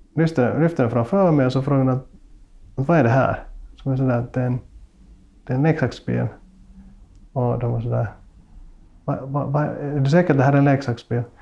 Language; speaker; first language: Swedish; native; Swedish